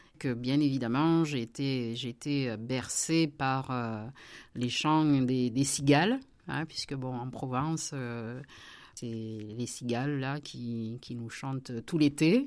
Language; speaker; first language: French; native; French